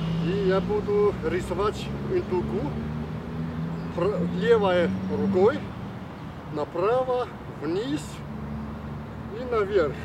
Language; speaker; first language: Russian; non-native, learner; Chinese